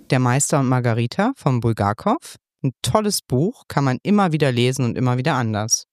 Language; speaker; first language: German; native; German